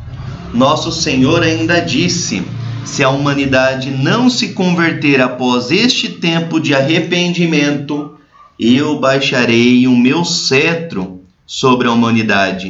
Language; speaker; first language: Portuguese; native; Portuguese